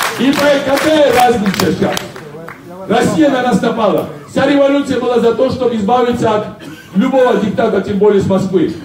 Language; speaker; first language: Russian; non-native, local second language; Georgian